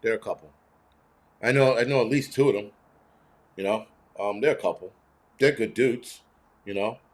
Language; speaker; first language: English; native; English